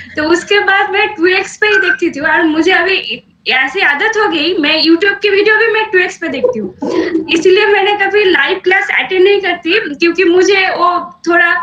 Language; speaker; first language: Hindi; non-native, local second language; Bangla